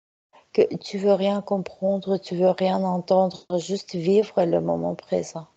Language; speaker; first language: French; non-native, fluent; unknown